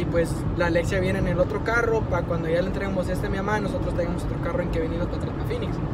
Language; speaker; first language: Spanish; early bilingual, heritage; Spanish